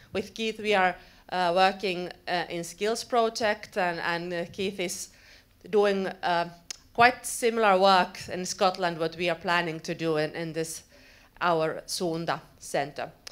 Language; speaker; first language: English; non-native, fluent; Finnish